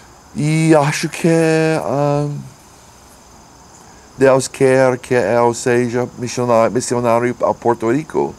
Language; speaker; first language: Portuguese; non-native, learner; English